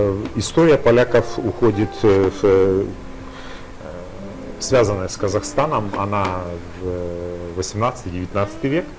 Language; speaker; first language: Russian; native; Russian